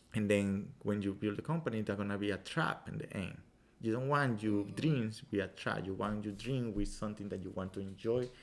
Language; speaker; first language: English; non-native, fluent; Spanish